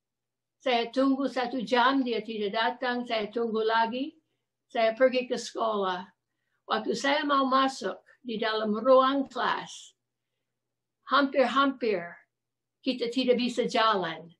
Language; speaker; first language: Indonesian; non-native, fluent; English